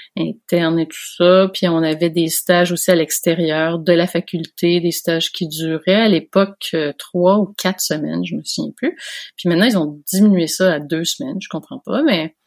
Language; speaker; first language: French; native; French